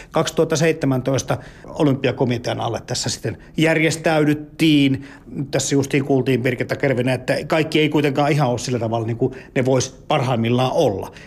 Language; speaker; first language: Finnish; native; Finnish